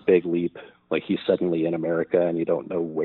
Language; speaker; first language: English; native; English